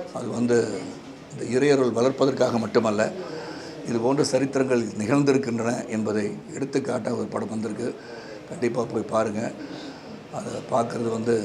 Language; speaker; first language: Tamil; native; Tamil